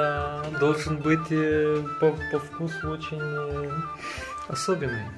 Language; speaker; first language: Russian; non-native, local second language; Romanian